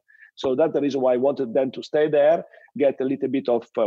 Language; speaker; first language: English; non-native, fluent; Italian